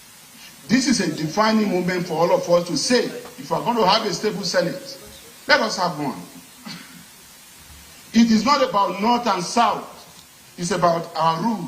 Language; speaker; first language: English; non-native, local second language; Yoruba